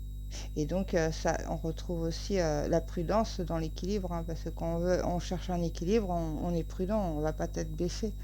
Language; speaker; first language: French; native; French